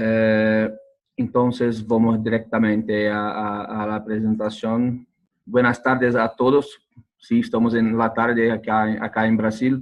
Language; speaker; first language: Spanish; non-native, learner; Portuguese